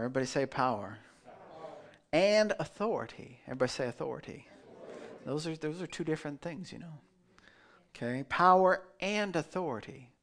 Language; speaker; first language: English; native; English